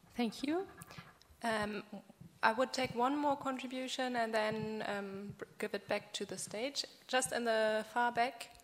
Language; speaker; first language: English; non-native, fluent; German